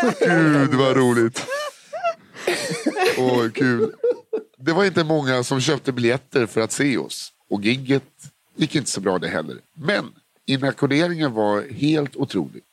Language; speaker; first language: Swedish; native; Swedish